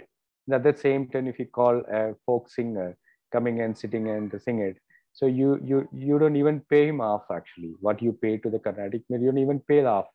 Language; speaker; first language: English; non-native, local second language; Malayalam